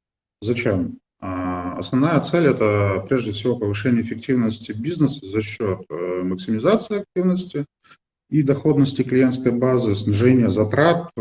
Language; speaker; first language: Russian; native; Russian